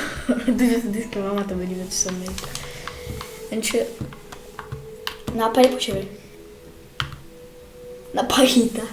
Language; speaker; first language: Welsh; native; Welsh